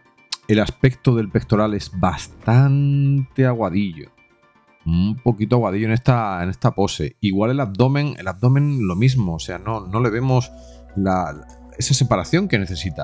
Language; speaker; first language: Spanish; native; Spanish